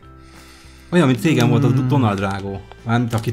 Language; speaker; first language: Hungarian; native; Hungarian